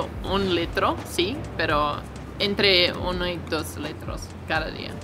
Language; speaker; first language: Spanish; non-native, learner; English